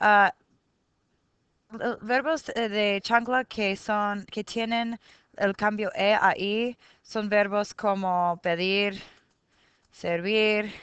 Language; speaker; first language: Spanish; non-native, fluent; English